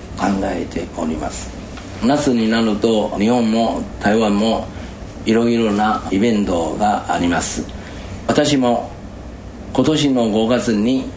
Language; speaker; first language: Japanese; non-native, fluent; Chinese